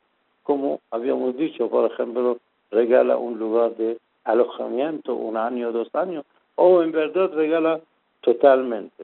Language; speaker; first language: Spanish; non-native, fluent; Persian